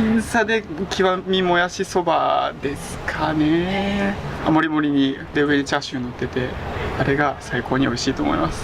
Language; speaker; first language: Japanese; native; Japanese